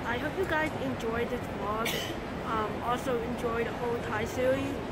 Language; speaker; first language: English; early bilingual, other home language; Thai